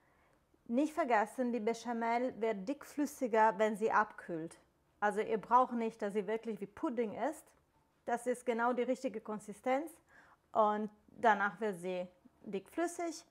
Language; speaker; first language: German; non-native, fluent; Italian